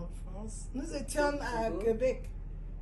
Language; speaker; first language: French; non-native, fluent; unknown